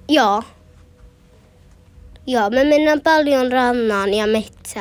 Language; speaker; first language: Finnish; early bilingual, heritage; Finnish